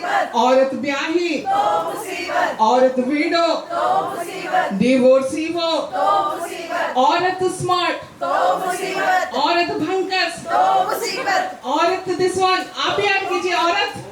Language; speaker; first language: Hindi; non-native, local second language; Maithili